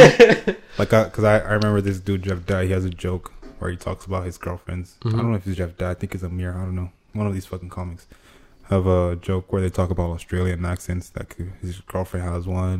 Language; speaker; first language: English; non-native, local second language; Igbo